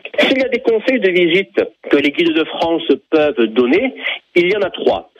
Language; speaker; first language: French; native; French